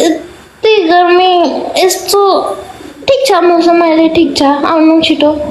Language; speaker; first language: Nepali; non-native, learner; Hindi